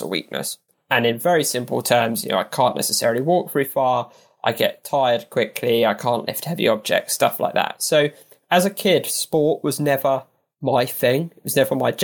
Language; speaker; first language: English; native; English